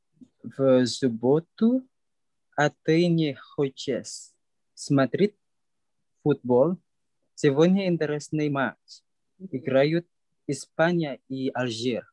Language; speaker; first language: Russian; non-native, learner; Indonesian